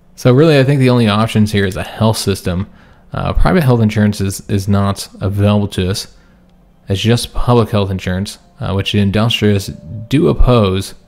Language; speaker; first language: English; native; English